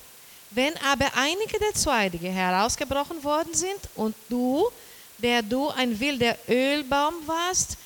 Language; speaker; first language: German; non-native, learner; Portuguese